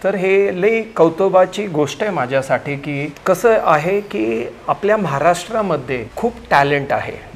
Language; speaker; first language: Marathi; non-native, local second language; Punjabi